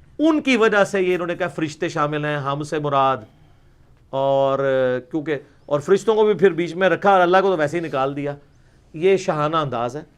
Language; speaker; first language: Urdu; non-native, local second language; Punjabi